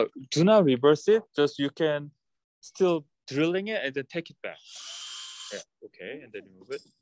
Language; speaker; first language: English; non-native, fluent; Korean